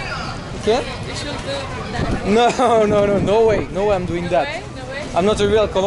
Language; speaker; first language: English; non-native, learner; French